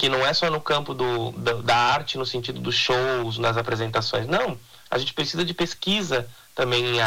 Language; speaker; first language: Portuguese; native; Portuguese